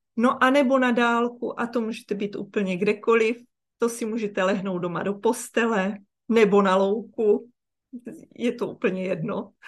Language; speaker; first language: Czech; native; Czech